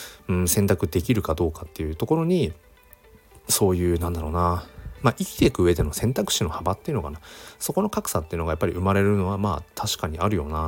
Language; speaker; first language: Japanese; native; Japanese